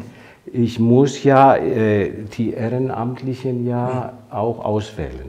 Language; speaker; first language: German; non-native, fluent; Greek